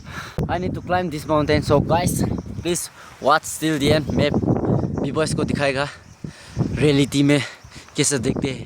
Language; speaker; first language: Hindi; non-native, local second language; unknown